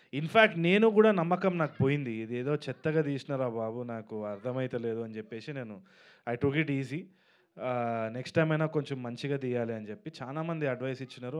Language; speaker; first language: Telugu; native; Telugu